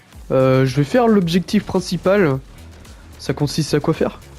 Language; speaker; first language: French; native; French